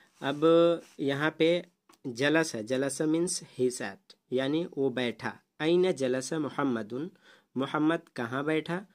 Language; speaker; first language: Urdu; native; Urdu